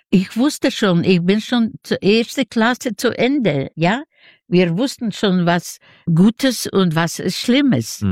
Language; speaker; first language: German; non-native, learner; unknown